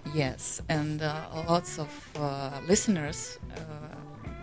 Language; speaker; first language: English; non-native, fluent; Russian